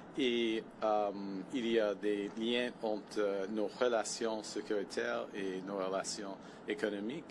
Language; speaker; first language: French; non-native, fluent; English